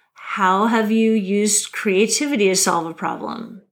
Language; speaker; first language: English; native; English